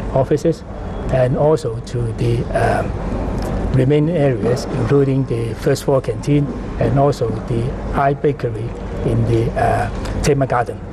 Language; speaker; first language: English; non-native, local second language; Cantonese